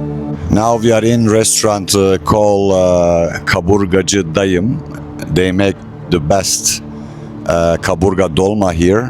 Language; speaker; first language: English; non-native, fluent; Turkish